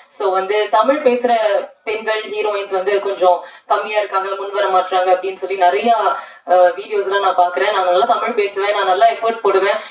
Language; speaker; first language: Tamil; native; Tamil